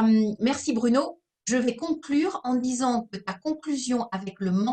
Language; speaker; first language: French; native; French